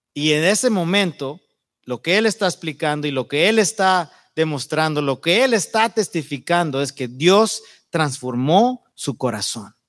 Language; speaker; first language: Spanish; native; Spanish